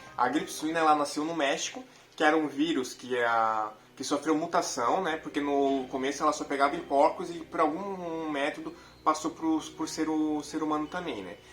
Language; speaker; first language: Portuguese; native; Portuguese